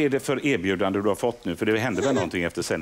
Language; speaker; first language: Swedish; native; Swedish